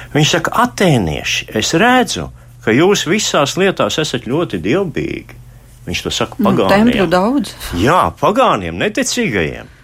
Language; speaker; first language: Latvian; native; Latvian